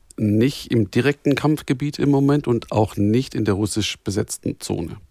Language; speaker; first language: German; native; German